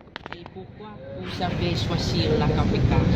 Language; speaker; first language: French; non-native, learner; Dutch